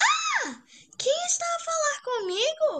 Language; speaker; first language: Portuguese; non-native, learner; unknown